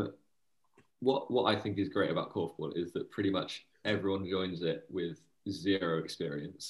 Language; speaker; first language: English; native; English